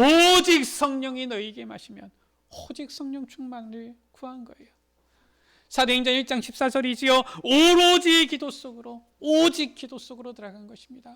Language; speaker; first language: Korean; native; Korean